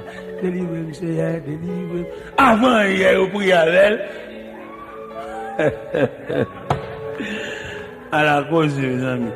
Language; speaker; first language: French; non-native, local second language; Haitian Creole